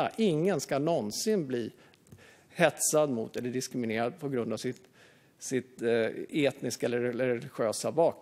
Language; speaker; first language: Swedish; native; Swedish